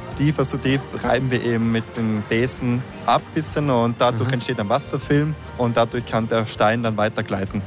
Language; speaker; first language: German; native; German